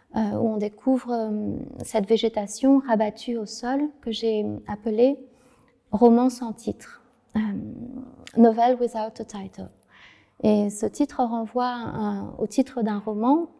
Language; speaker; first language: French; non-native, fluent; Vietnamese